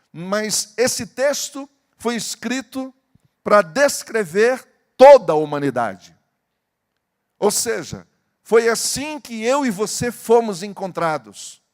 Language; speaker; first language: Portuguese; native; Portuguese